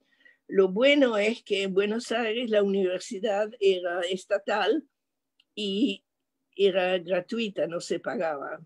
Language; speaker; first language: Spanish; non-native, fluent; French